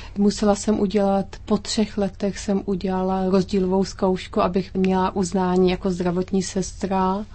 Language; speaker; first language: Czech; native; Czech